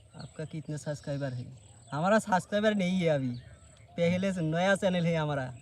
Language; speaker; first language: Hindi; non-native, learner; Bangla